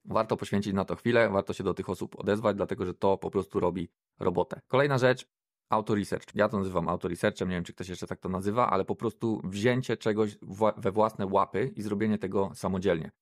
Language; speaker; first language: Polish; native; Polish